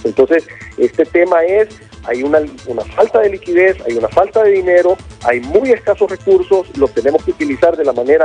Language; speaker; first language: Spanish; native; Spanish